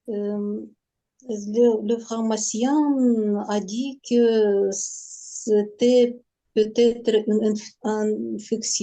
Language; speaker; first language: French; non-native, learner; Ukrainian